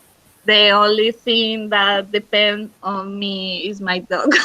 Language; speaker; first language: English; non-native, learner; Spanish